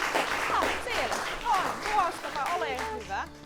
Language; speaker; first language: Finnish; native; Finnish